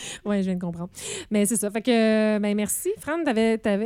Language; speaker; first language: French; native; French